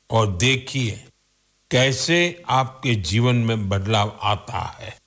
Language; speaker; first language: Hindi; non-native, local second language; Gujarati